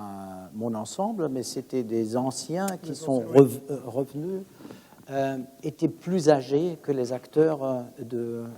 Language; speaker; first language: French; non-native, fluent; German